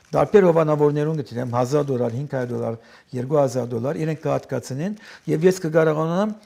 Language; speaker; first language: Armenian; early bilingual, heritage; Armenian